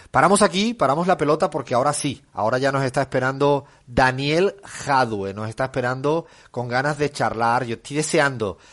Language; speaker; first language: Spanish; native; Spanish